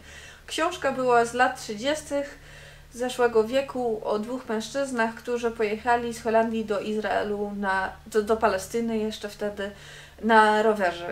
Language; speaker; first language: Polish; non-native, fluent; Dutch